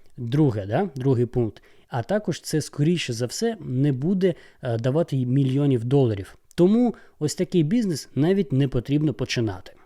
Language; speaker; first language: Ukrainian; non-native, local second language; Russian